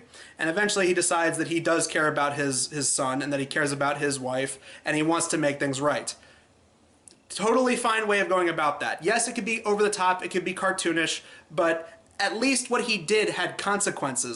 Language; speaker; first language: English; native; English